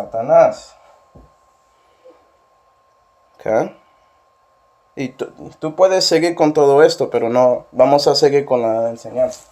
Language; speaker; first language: Spanish; non-native, fluent; English